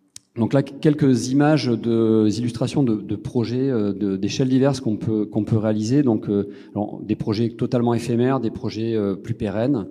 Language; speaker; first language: French; native; French